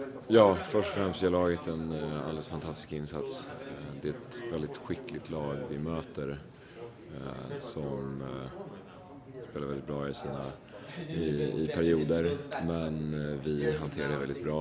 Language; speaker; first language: Swedish; native; Swedish